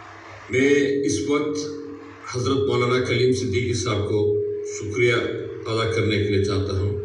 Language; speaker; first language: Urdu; non-native, local second language; Malayalam